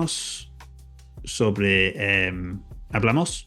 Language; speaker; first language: Spanish; non-native, learner; English